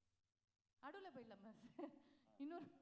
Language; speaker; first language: Tamil; native; Tamil